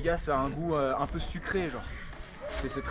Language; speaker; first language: French; native; French